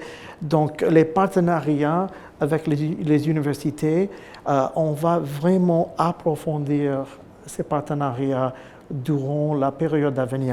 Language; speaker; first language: French; non-native, fluent; English